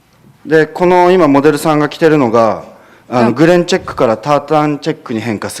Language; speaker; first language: Japanese; native; Japanese